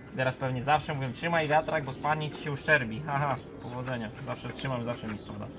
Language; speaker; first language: Polish; native; Polish